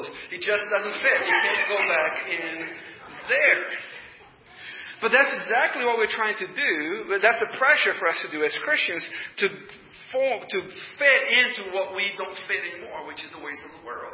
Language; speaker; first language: English; non-native, fluent; Portuguese